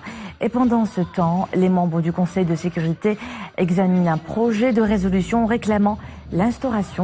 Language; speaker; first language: French; non-native, local second language; Arabic